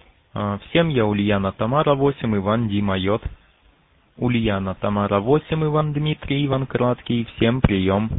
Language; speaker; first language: Russian; native; Russian